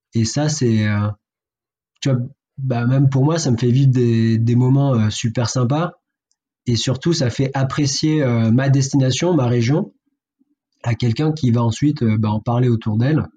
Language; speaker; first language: French; native; French